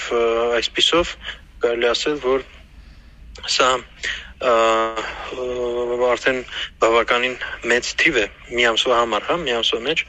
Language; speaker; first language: Armenian; native; Armenian